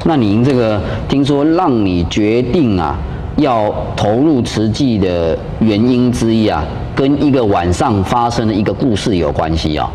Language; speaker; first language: Chinese; native; Chinese